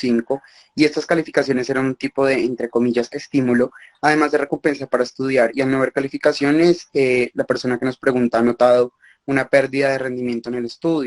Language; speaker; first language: Spanish; native; Spanish